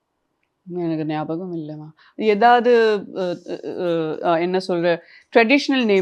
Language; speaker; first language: Tamil; non-native, local second language; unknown